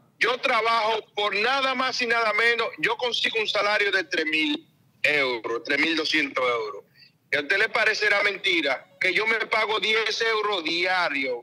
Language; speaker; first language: Spanish; native; Spanish